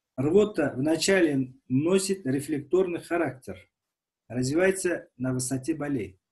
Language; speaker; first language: Russian; non-native, local second language; Uzbek